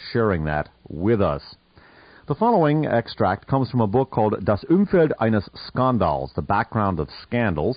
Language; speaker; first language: English; native; English